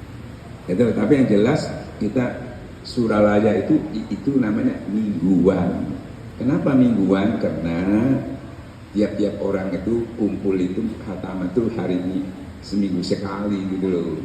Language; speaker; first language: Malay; non-native, local second language; Javanese